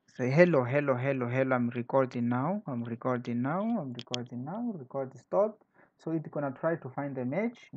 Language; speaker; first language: English; non-native, fluent; Portuguese